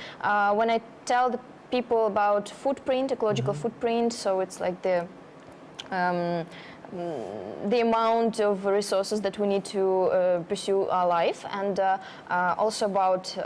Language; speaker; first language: English; non-native, fluent; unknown